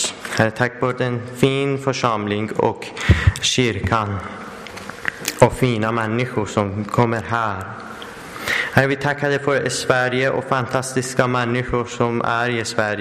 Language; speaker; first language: Swedish; non-native, learner; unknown